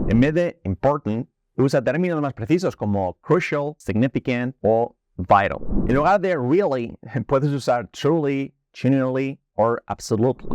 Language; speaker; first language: Spanish; native; Spanish